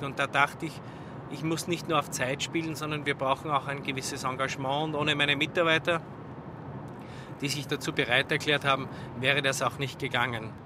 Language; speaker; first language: German; native; German